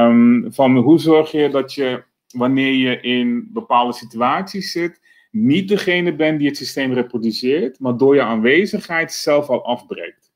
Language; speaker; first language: Dutch; native; Dutch